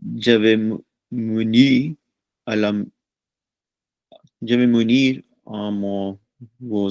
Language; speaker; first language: French; non-native, learner; Punjabi